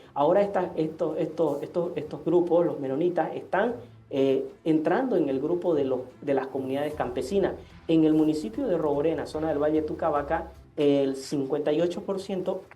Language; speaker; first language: Spanish; native; Spanish